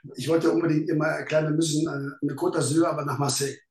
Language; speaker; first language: German; native; German